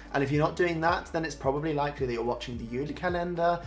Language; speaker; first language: English; native; English